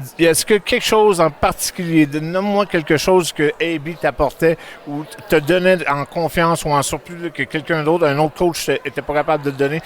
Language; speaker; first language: French; native; French